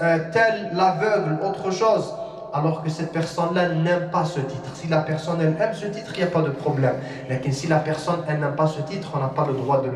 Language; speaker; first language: French; non-native, local second language; Arabic